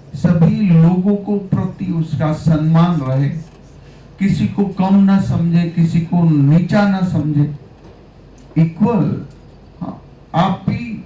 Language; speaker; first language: Hindi; non-native, local second language; Gujarati